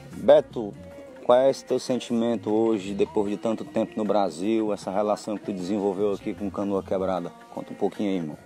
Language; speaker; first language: Portuguese; native; Portuguese